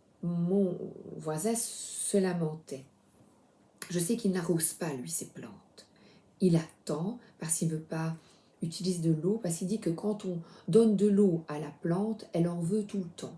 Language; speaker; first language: French; native; French